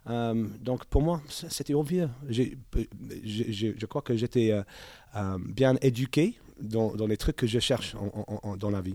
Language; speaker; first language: French; non-native, learner; English